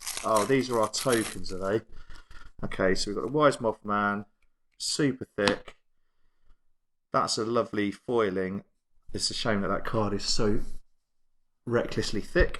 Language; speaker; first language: English; native; English